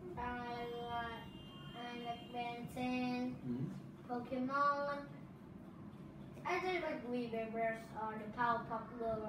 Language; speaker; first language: English; non-native, learner; Vietnamese